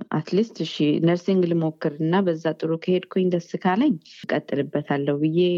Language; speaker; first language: Amharic; early bilingual, heritage; Amharic